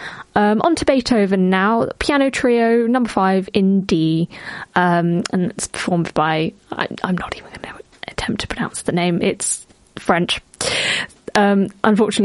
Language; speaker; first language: English; native; English